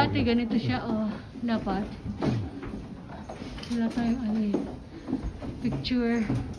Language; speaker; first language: Japanese; non-native, learner; Filipino